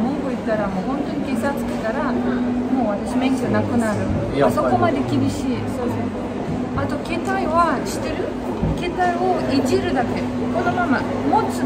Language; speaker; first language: Japanese; non-native, fluent; Romanian